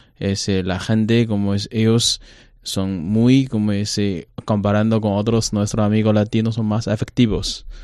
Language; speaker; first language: Spanish; non-native, learner; Chinese